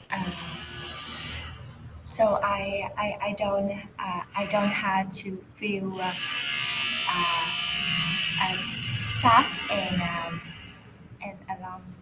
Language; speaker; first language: English; non-native, learner; Vietnamese